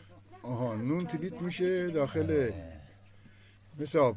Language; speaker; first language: Persian; native; Persian